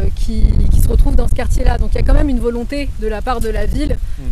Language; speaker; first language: French; native; French